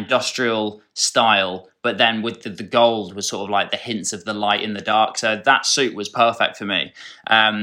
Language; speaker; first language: English; native; English